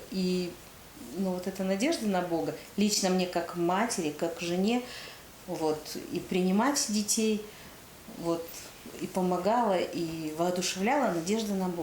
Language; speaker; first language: Russian; native; Russian